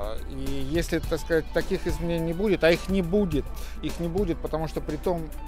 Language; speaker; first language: Russian; native; Russian